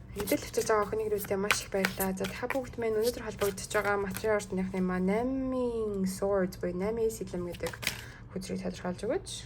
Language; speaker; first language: Mongolian; early bilingual, heritage; Mongolian